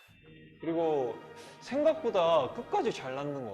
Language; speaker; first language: Korean; native; Korean